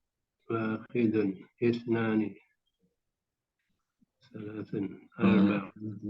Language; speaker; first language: Arabic; non-native, learner; Indonesian